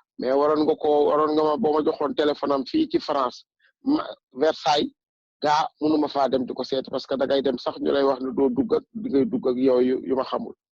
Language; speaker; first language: Wolof; non-native, local second language; Bambara